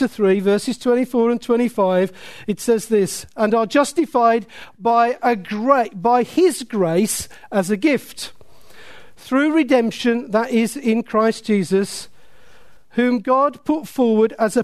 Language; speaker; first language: English; native; English